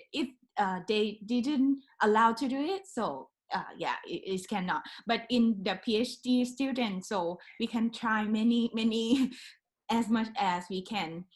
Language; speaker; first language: English; non-native, learner; Thai